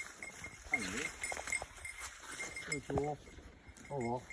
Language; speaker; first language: French; native; French